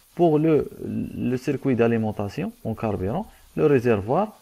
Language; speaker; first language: French; non-native, local second language; Arabic